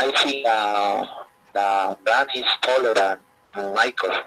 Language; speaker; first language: English; non-native, learner; Spanish